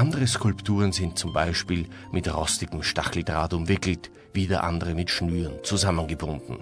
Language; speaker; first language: German; native; German